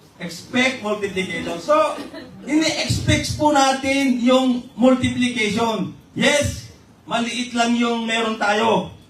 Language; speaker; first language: Filipino; non-native, local second language; Iloko